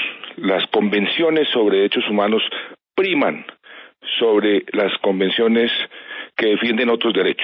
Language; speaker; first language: Spanish; native; Spanish